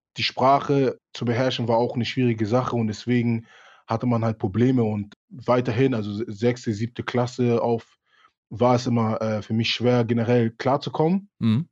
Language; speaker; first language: German; early bilingual, other home language; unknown